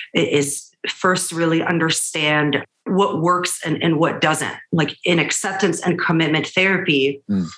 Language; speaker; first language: English; early bilingual, other home language; Hebrew